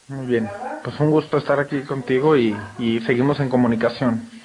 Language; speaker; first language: Spanish; native; Spanish